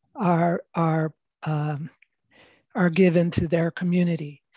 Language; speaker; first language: English; native; English